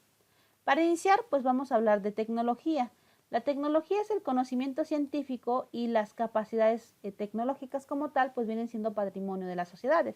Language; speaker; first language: Spanish; native; Spanish